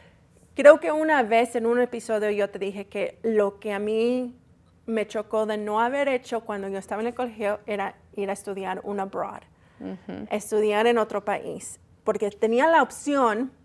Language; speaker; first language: Spanish; early bilingual, heritage; Spanish